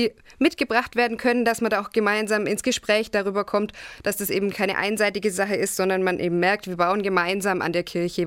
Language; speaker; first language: German; native; German